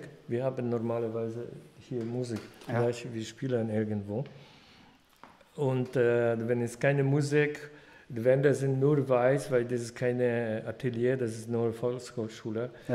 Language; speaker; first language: German; non-native, fluent; Polish